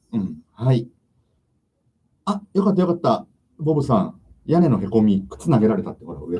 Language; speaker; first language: Japanese; native; Japanese